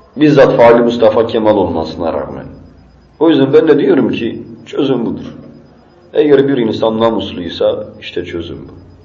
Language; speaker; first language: Turkish; native; Turkish